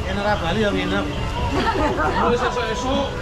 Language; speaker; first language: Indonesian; non-native, local second language; Javanese